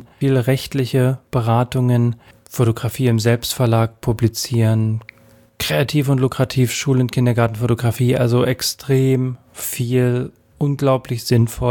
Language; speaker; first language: German; native; German